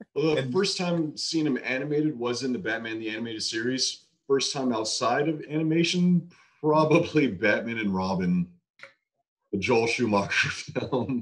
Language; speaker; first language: English; native; English